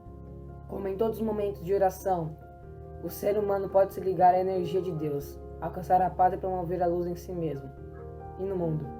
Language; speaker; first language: Portuguese; native; Portuguese